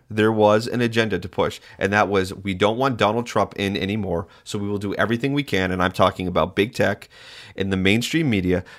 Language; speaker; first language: English; native; English